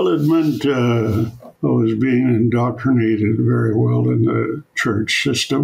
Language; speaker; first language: English; non-native, fluent; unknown